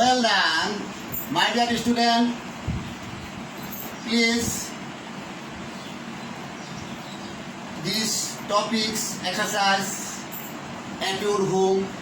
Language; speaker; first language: English; non-native, fluent; Bangla